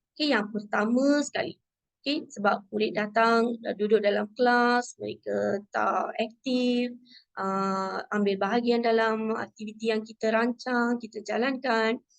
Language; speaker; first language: Malay; non-native, local second language; Tamil